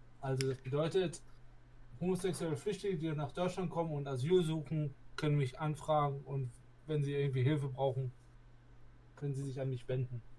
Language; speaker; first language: German; native; German